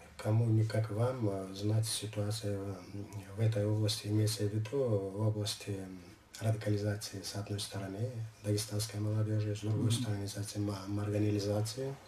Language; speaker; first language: Russian; non-native, local second language; Lezghian